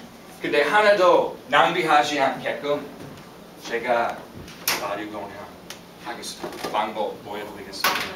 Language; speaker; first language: Korean; non-native, fluent; English